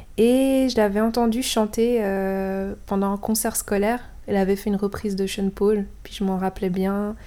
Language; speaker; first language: French; native; French